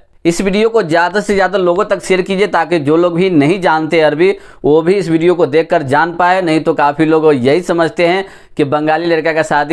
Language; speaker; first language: Hindi; native; Hindi